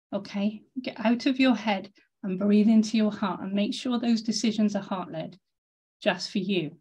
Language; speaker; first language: English; native; English